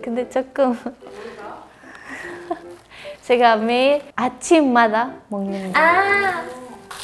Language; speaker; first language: Korean; non-native, learner; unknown